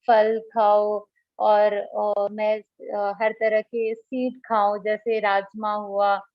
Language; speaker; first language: Hindi; non-native, local second language; Bangla